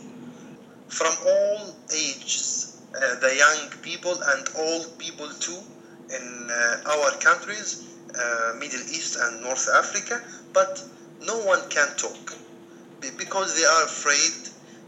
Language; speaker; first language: English; non-native, learner; Arabic